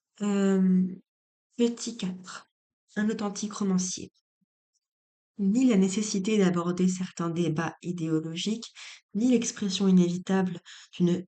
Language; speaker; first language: French; native; French